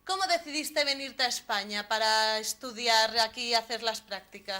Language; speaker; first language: Spanish; native; Spanish